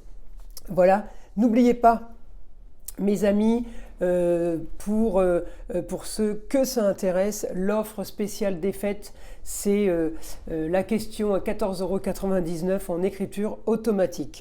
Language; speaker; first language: French; native; French